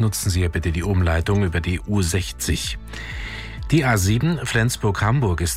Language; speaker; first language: German; native; German